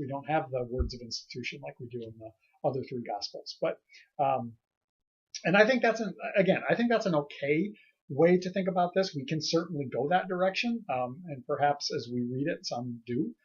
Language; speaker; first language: English; native; English